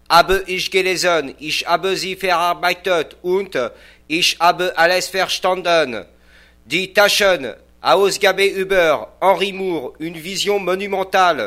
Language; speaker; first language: German; non-native, learner; French